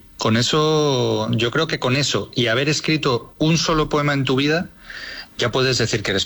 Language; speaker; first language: Spanish; native; Spanish